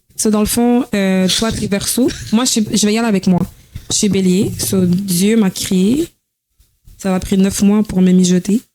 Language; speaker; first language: French; native; French